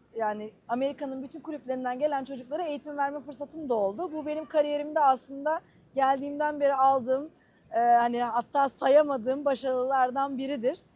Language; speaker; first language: Turkish; native; Turkish